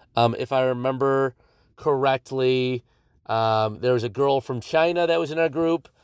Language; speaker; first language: English; native; English